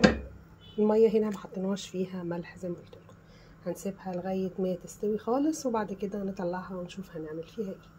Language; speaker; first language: Arabic; native; Arabic